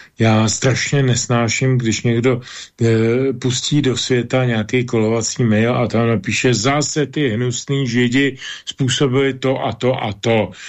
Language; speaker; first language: Czech; native; Czech